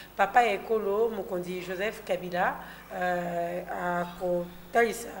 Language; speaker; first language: French; non-native, local second language; Lingala